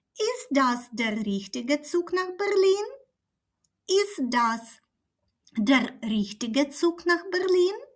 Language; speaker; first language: German; non-native, fluent; Ukrainian